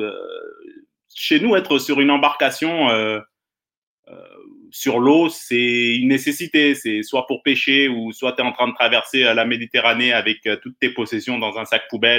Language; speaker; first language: French; native; French